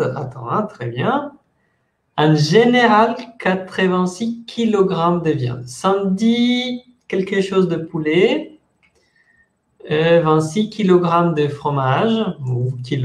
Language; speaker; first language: French; non-native, fluent; Spanish